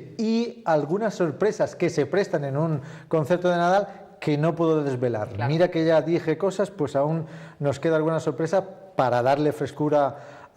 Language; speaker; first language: Spanish; native; Spanish